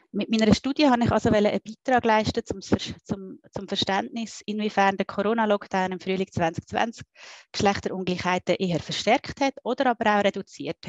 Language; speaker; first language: German; native; German